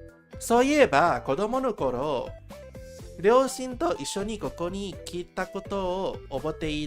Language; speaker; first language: Japanese; non-native, learner; English